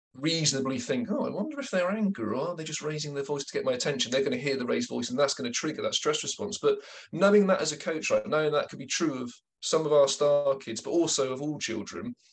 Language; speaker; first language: English; native; English